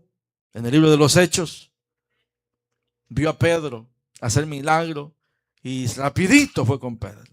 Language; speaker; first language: Spanish; native; Spanish